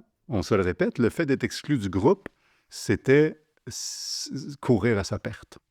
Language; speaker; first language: French; native; French